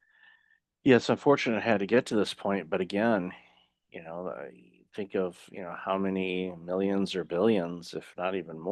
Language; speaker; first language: English; native; English